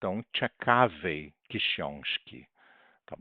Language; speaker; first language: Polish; non-native, learner; Portuguese